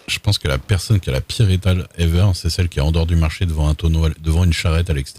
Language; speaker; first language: French; native; French